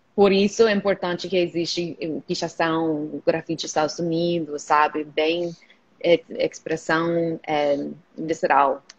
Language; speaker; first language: Portuguese; non-native, fluent; English